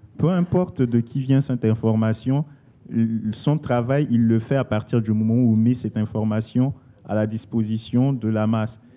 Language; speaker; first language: French; non-native, local second language; Sango